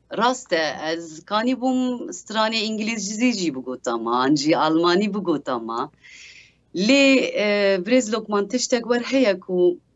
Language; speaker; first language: Kurdish; early bilingual, heritage; Kurdish